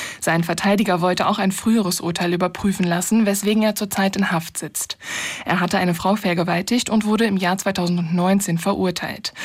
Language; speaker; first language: German; native; German